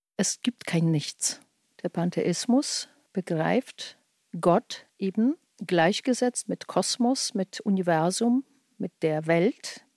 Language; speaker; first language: German; early bilingual, other home language; Polish